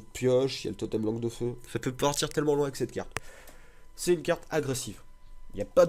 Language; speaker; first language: French; native; French